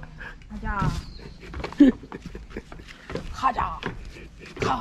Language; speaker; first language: Korean; non-native, learner; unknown